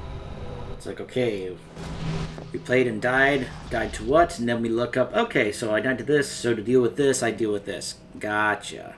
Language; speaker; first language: English; native; English